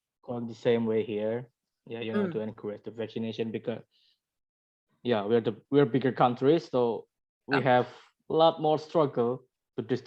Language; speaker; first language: English; non-native, learner; Indonesian